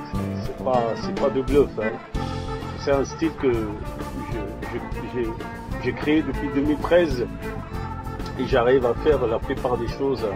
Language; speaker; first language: French; non-native, local second language; Arabic